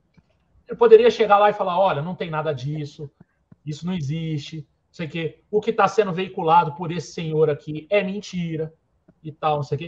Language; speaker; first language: Portuguese; native; Portuguese